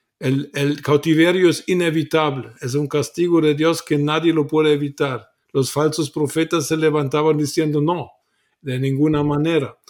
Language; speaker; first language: Spanish; non-native, fluent; German